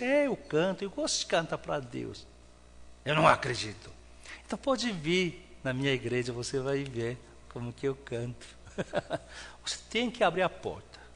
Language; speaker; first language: Portuguese; non-native, fluent; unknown